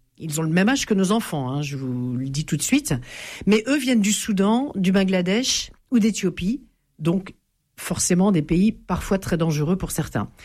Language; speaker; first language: French; native; French